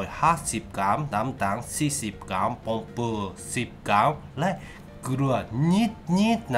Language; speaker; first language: Thai; non-native, learner; Japanese